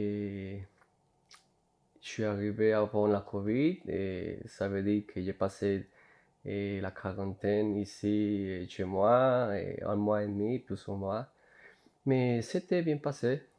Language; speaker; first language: French; non-native, learner; Spanish